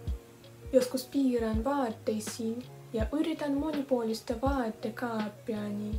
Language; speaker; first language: Finnish; non-native, learner; Russian